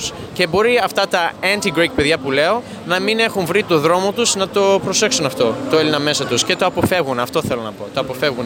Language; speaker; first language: Greek; early bilingual, heritage; Greek